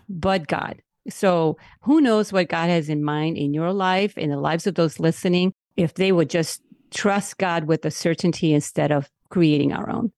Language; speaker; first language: English; non-native, local second language; Spanish